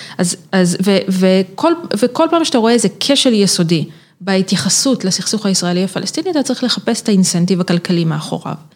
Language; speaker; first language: Hebrew; native; Hebrew